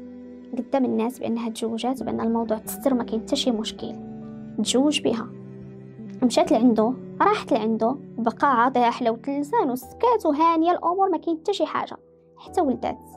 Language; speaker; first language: Arabic; native; Arabic